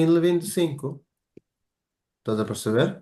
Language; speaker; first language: Portuguese; non-native, fluent; Bangla